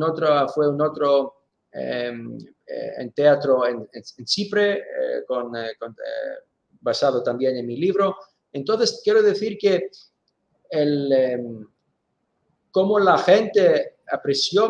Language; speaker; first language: Spanish; non-native, fluent; Greek